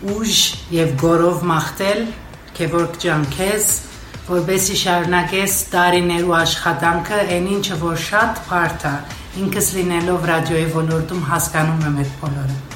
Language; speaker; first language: Armenian; native; Armenian